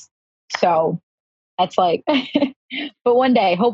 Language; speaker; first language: English; native; English